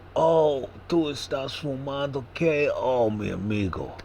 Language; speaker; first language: Spanish; non-native, learner; English